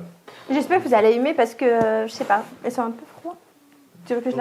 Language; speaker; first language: French; non-native, local second language; Arabic